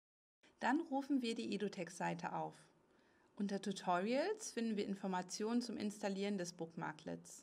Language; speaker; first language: German; native; German